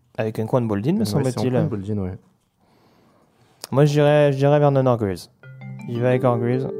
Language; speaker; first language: French; native; French